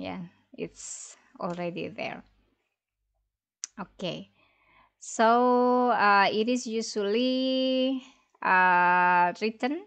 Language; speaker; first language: English; non-native, local second language; Indonesian